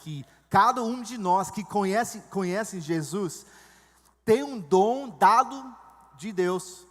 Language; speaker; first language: Portuguese; non-native, fluent; English